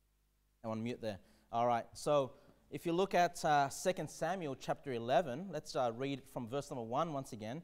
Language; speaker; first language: English; native; English